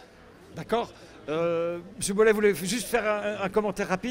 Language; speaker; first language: French; native; French